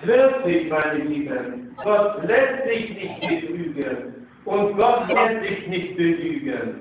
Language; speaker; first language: German; non-native, fluent; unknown